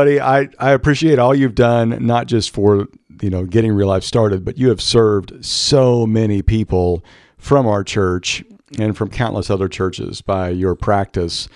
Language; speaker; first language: English; native; English